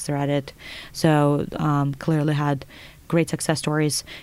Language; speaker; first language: English; non-native, fluent; Russian